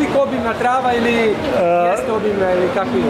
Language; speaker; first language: Serbian; native; Serbian